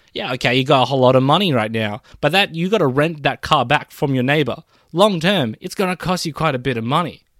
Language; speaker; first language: English; early bilingual, other home language; Filipino